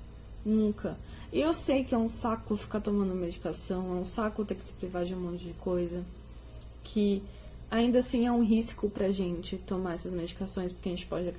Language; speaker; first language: Portuguese; native; Portuguese